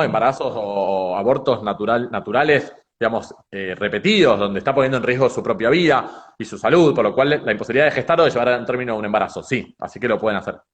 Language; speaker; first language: Spanish; native; Spanish